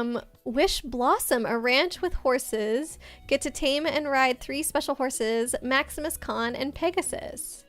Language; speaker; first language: English; native; English